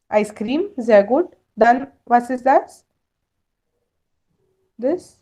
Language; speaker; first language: German; non-native, fluent; Hindi